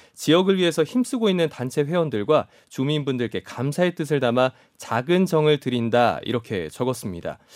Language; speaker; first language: Korean; native; Korean